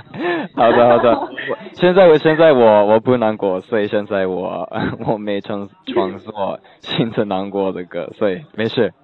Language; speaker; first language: Chinese; non-native, learner; English